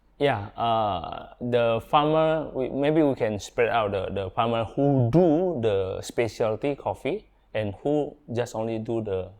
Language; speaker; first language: English; non-native, learner; Indonesian